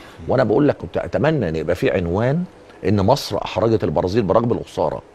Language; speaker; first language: Arabic; native; Arabic